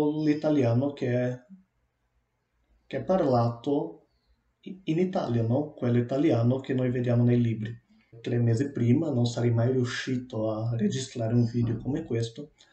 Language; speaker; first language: Italian; non-native, fluent; Portuguese